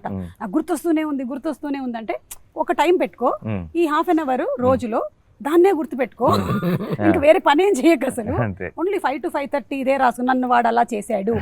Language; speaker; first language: Telugu; native; Telugu